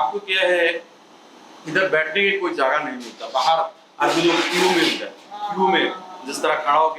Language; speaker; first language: Hindi; non-native, fluent; Bangla